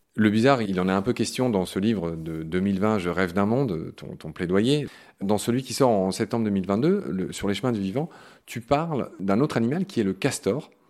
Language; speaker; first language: French; native; French